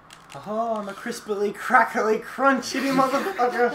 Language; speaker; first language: English; native; English